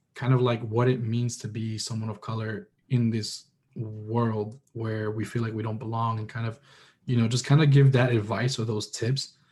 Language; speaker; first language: English; early bilingual, other home language; Spanish